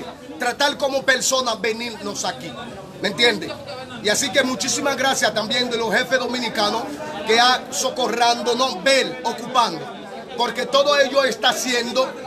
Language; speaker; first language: Spanish; non-native, learner; Haitian Creole